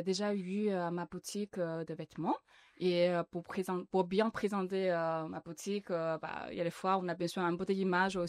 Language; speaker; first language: French; non-native, learner; Chinese